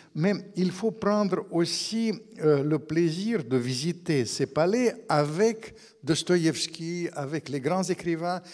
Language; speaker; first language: French; non-native, fluent; Ukrainian